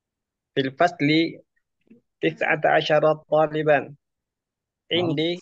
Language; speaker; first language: Arabic; non-native, learner; Indonesian